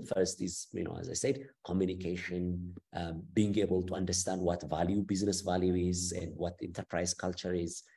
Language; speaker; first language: English; non-native, fluent; Amharic